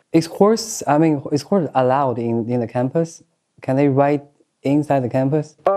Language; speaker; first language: English; non-native, fluent; Chinese